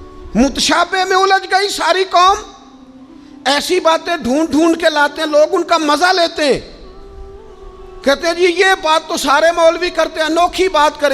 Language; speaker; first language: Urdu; non-native, local second language; Punjabi